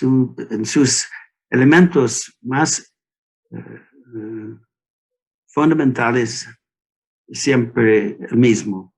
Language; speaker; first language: Spanish; non-native, learner; English